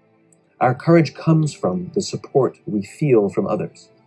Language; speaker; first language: English; native; English